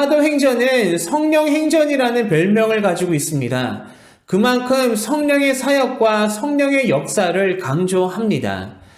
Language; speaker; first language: Korean; native; Korean